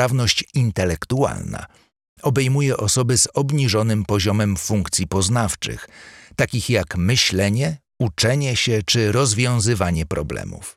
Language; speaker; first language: Polish; native; Polish